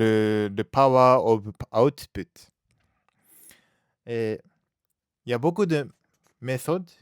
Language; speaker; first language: French; non-native, learner; Japanese